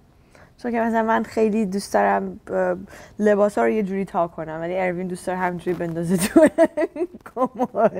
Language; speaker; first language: Persian; early bilingual, heritage; Persian